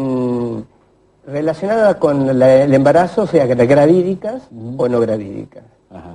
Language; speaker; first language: Spanish; native; Spanish